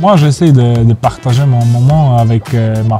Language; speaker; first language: French; non-native, fluent; Polish